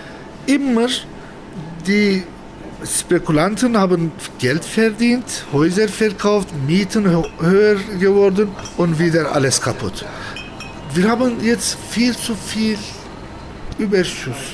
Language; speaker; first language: German; non-native, fluent; Turkish